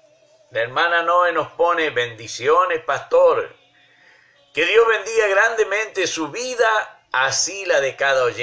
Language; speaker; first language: Spanish; native; Spanish